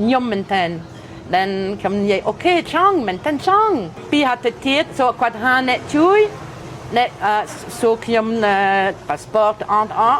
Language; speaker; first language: Khmer; non-native, fluent; French